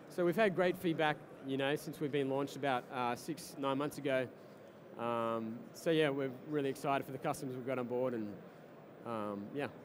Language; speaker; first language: English; native; English